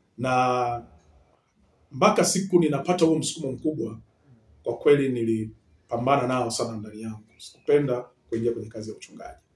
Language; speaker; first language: Swahili; native; Swahili